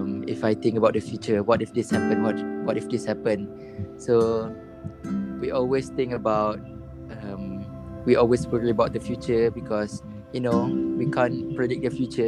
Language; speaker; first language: English; non-native, local second language; Malay